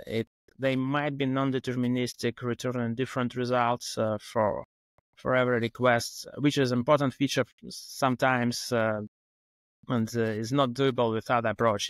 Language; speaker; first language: English; non-native, fluent; Russian